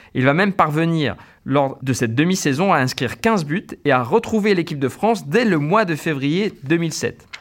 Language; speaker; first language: French; native; French